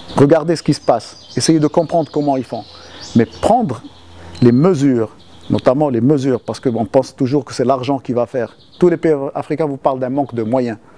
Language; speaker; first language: French; non-native, local second language; Arabic